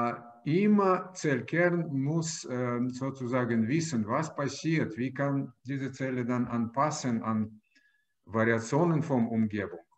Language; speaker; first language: German; non-native, fluent; Russian